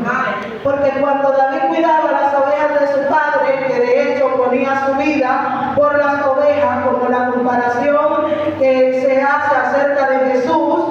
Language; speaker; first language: Spanish; native; Spanish